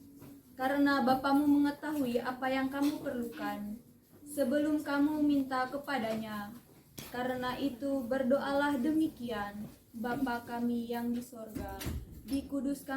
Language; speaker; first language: Indonesian; native; Indonesian